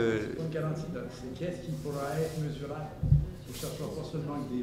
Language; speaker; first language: French; native; French